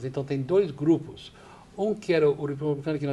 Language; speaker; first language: Portuguese; non-native, fluent; English